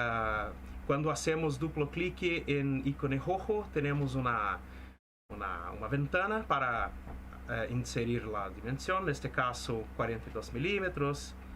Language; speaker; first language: Spanish; non-native, fluent; Portuguese